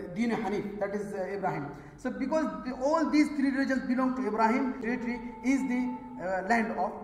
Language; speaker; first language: English; non-native, local second language; Urdu